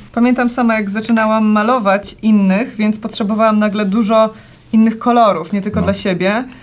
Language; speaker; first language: Polish; native; Polish